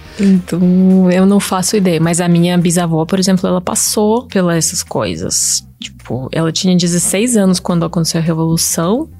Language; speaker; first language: Portuguese; non-native, fluent; Russian